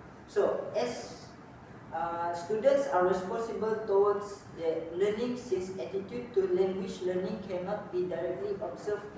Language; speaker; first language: English; non-native, local second language; Malay